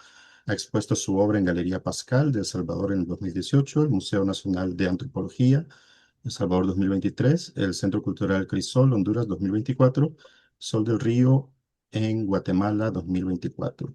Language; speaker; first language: Spanish; native; Spanish